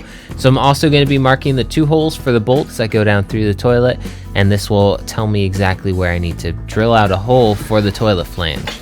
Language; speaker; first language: English; native; English